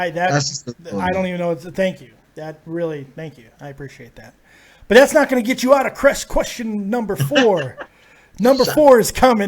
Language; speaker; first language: English; native; English